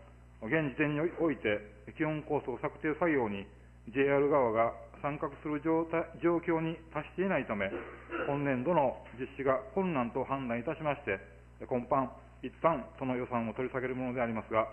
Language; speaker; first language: Japanese; native; Japanese